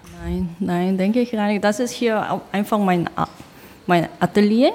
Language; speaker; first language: German; non-native, learner; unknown